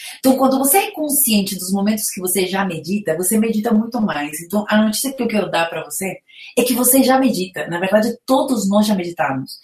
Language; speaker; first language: Portuguese; non-native, fluent; Spanish